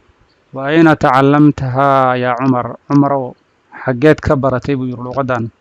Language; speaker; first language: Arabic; non-native, fluent; Somali